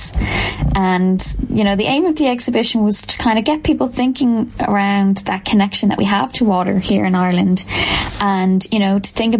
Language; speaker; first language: English; native; English